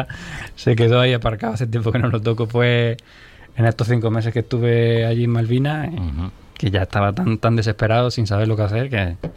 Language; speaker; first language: Spanish; native; Spanish